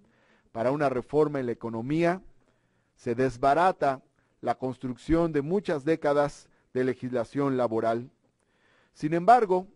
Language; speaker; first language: Spanish; native; Spanish